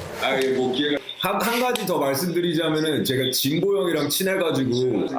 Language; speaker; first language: Korean; early bilingual, heritage; Korean